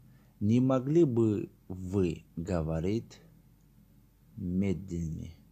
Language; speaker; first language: Russian; non-native, learner; Tajik